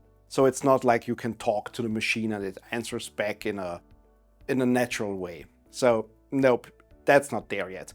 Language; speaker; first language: English; non-native, fluent; German